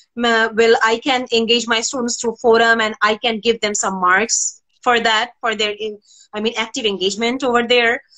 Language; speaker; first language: English; non-native, local second language; Bangla